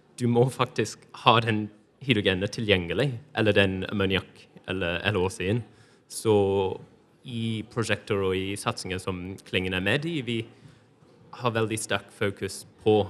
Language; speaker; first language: Norwegian; non-native, fluent; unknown